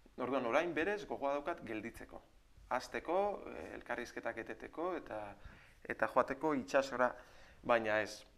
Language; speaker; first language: Basque; native; Basque